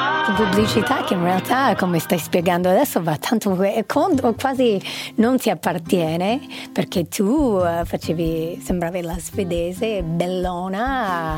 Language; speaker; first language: Italian; non-native, fluent; English